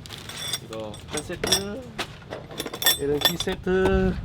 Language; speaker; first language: Korean; non-native, learner; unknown